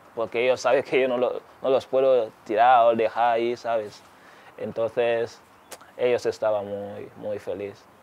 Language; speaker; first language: Spanish; non-native, fluent; Ganda